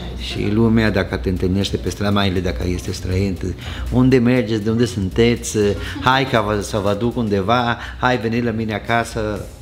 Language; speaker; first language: Romanian; non-native, fluent; Spanish